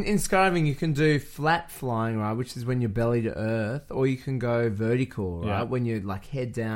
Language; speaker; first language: English; native; English